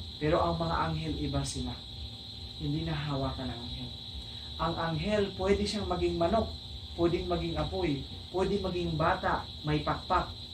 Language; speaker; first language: Filipino; non-native, local second language; Cebuano